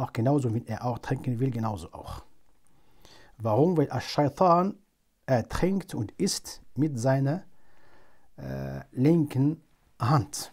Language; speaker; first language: German; non-native, fluent; Arabic